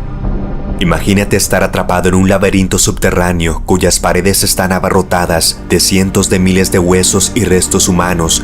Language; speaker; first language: Spanish; native; Spanish